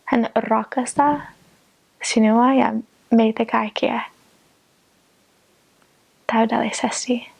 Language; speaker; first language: Finnish; non-native, fluent; English